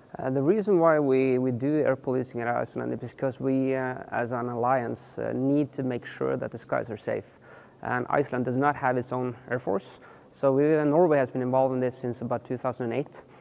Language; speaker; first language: English; non-native, fluent; Norwegian